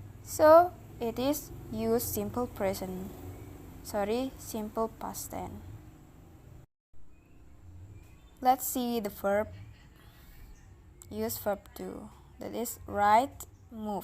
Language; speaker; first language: English; non-native, learner; Indonesian